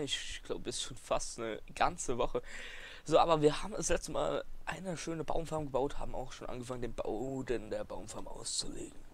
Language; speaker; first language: German; native; German